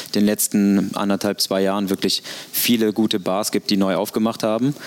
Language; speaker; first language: German; native; German